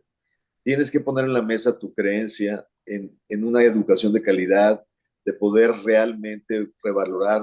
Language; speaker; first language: Spanish; native; Spanish